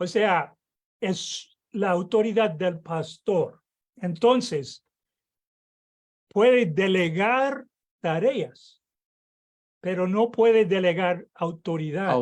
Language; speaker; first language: Spanish; non-native, fluent; English